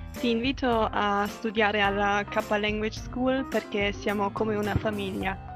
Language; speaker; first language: Italian; non-native, learner; German